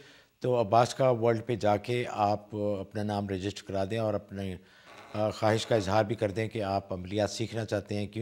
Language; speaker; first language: Urdu; native; Urdu